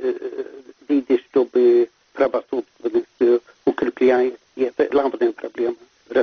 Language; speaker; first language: Russian; non-native, fluent; Swedish